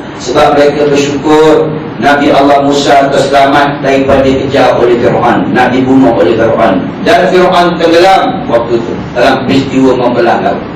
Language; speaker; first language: Malay; native; Malay